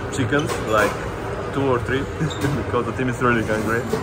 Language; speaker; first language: English; non-native, fluent; Bulgarian